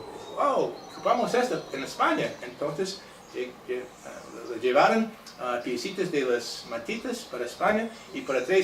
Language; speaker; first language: Spanish; non-native, fluent; English